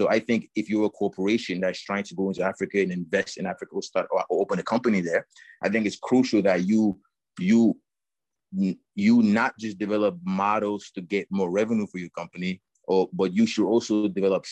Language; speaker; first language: English; non-native, local second language; French